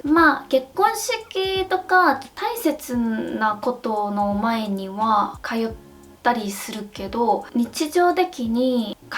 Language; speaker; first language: Japanese; non-native, fluent; Korean